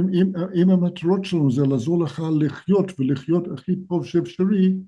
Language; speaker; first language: Hebrew; non-native, fluent; English